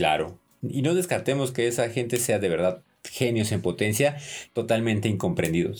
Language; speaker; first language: Spanish; native; Spanish